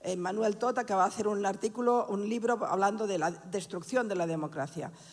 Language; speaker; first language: Spanish; non-native, local second language; Catalan